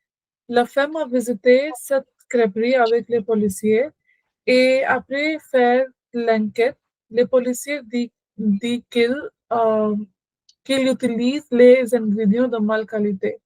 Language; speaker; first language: French; non-native, learner; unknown